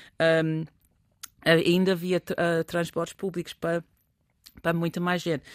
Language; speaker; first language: Portuguese; non-native, fluent; English